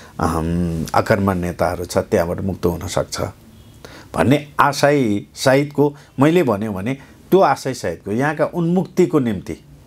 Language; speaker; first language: Nepali; non-native, local second language; Eastern Tamang